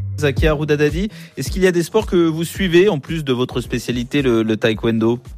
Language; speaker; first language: French; native; French